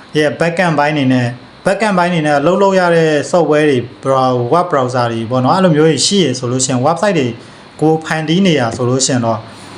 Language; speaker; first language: Burmese; native; Burmese